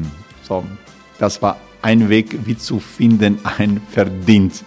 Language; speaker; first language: German; non-native, learner; Croatian